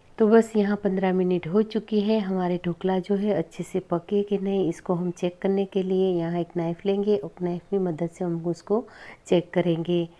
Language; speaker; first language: Hindi; non-native, local second language; Gujarati